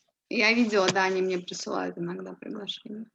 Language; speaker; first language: Russian; native; Russian